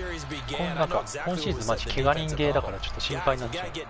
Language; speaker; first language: Japanese; native; Japanese